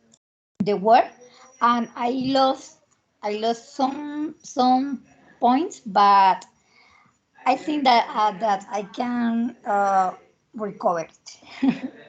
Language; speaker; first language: English; non-native, learner; Spanish